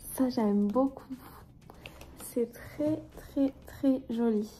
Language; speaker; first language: French; native; French